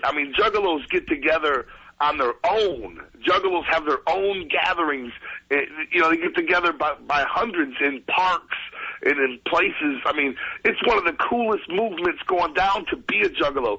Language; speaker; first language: English; native; English